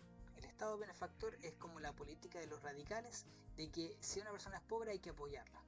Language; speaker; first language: Spanish; native; Spanish